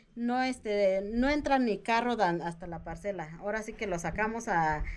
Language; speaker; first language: Spanish; non-native, local second language; Mixtepec Mixtec